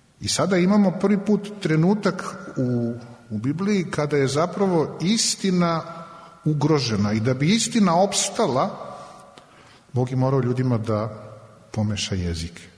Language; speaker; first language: Serbian; native; Serbian